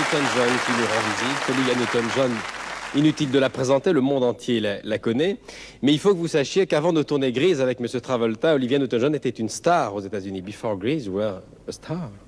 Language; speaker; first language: French; native; French